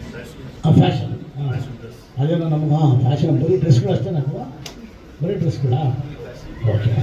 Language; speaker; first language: Kannada; native; Kannada